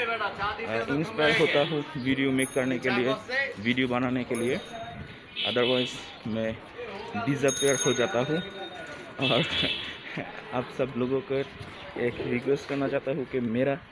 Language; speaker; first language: Hindi; non-native, learner; Bangla